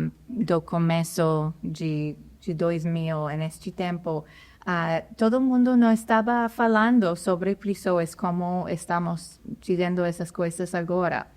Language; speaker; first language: Portuguese; non-native, fluent; English